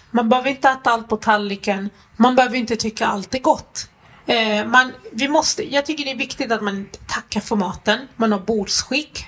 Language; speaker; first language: Swedish; early bilingual, other home language; Arabic